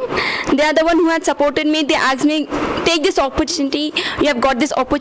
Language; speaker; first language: English; non-native, local second language; Kannada